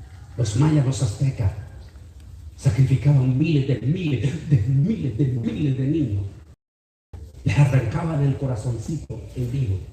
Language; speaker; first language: Spanish; native; Spanish